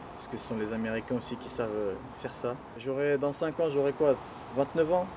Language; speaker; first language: French; early bilingual, other home language; Duala